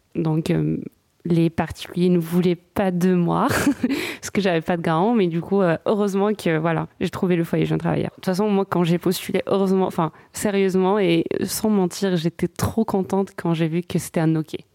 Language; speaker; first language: French; non-native, local second language; Arabic